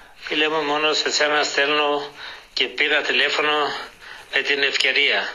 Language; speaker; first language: Greek; early bilingual, heritage; Greek